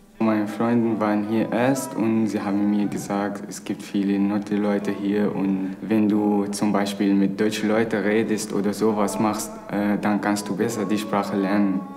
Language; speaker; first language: German; non-native, learner; Arabic